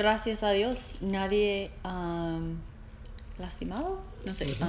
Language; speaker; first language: Spanish; non-native, learner; English